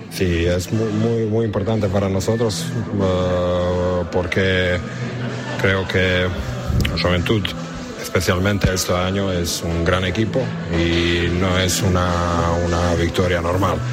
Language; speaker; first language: Spanish; non-native, fluent; English